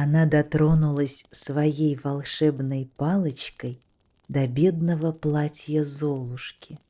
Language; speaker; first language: Russian; native; Russian